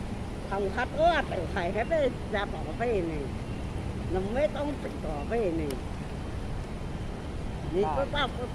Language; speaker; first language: Chinese; native; Chinese